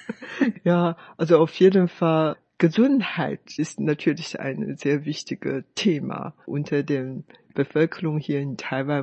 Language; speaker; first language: German; non-native, fluent; Chinese